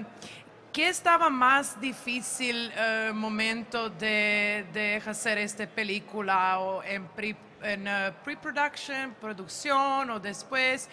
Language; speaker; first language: Spanish; non-native, learner; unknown